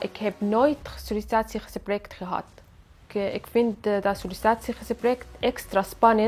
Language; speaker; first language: Dutch; non-native, learner; Arabic